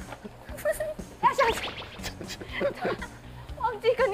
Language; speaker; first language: Chinese; native; Chinese